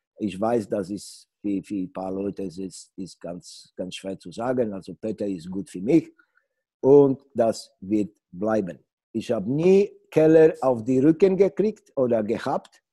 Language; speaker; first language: German; non-native, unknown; Polish